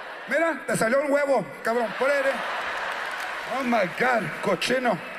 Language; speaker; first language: Spanish; early bilingual, other home language; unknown